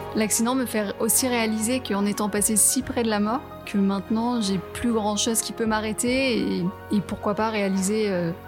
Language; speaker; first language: French; native; French